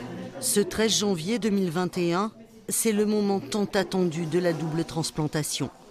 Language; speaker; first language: French; native; French